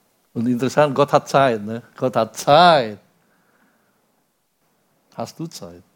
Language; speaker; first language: German; non-native, fluent; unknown